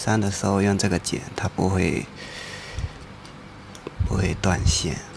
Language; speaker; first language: Chinese; native; Chinese